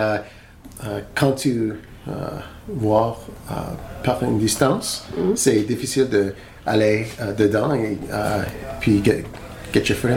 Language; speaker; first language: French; non-native, learner; English